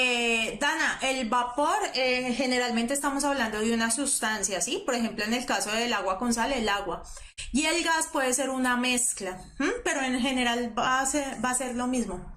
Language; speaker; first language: Spanish; native; Spanish